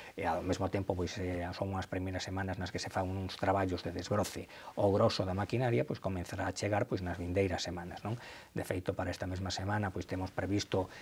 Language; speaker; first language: Galician; non-native, local second language; Spanish